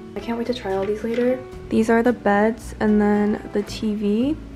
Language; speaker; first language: English; native; English